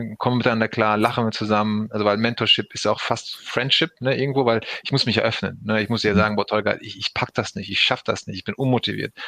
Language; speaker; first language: German; early bilingual, other home language; Turkish